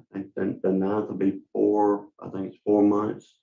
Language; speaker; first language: English; native; English